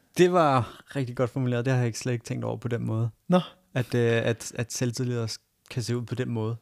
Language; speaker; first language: Danish; native; Danish